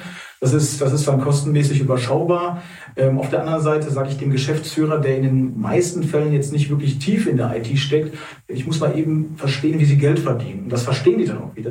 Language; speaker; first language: German; native; German